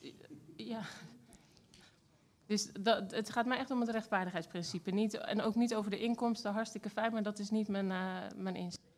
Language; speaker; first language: Dutch; native; Dutch